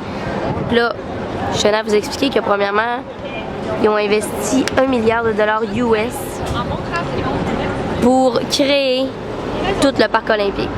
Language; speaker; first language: French; native; French